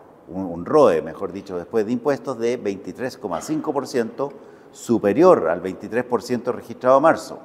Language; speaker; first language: Spanish; native; Spanish